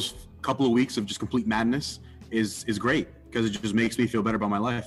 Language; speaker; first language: English; native; English